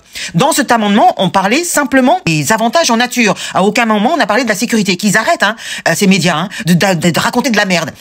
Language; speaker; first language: French; native; French